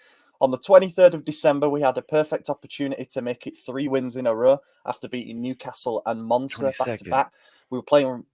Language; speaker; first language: English; native; English